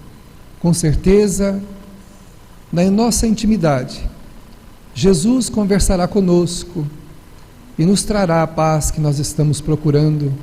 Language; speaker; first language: Portuguese; native; Portuguese